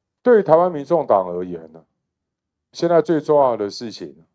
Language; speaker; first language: Chinese; native; Chinese